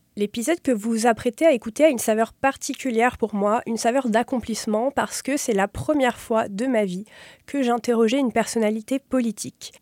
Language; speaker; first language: French; native; French